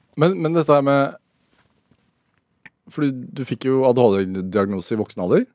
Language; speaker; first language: Norwegian; native; Norwegian